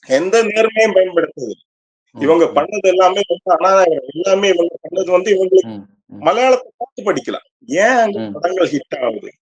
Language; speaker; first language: Tamil; native; Tamil